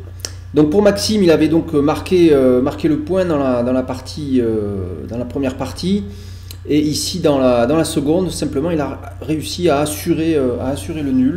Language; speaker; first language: French; native; French